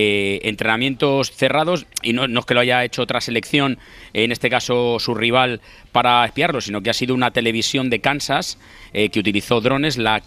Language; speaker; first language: Spanish; native; Spanish